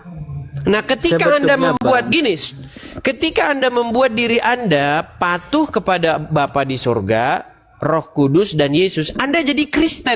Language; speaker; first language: Indonesian; native; Indonesian